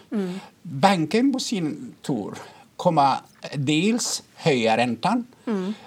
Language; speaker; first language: Swedish; non-native, fluent; Arabic